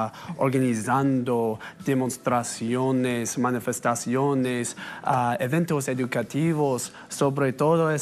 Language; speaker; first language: Spanish; non-native, fluent; English